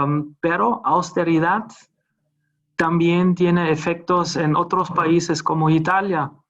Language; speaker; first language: Spanish; non-native, fluent; German